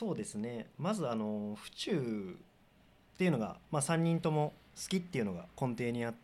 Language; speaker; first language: Japanese; native; Japanese